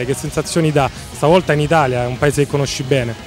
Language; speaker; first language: Italian; native; Italian